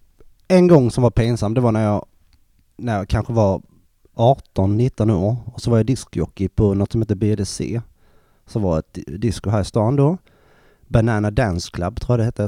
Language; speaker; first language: Swedish; native; Swedish